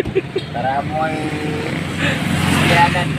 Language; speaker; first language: Filipino; non-native, local second language; Cebuano